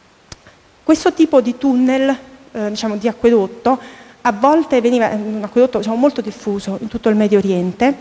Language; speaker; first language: Italian; native; Italian